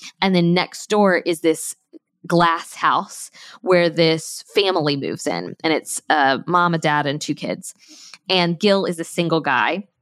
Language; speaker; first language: English; native; English